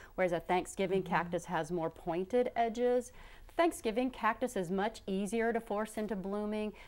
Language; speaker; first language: English; native; English